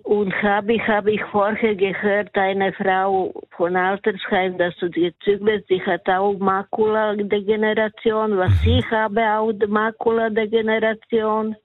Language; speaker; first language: German; non-native, learner; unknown